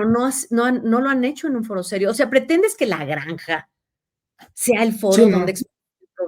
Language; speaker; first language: Spanish; native; Spanish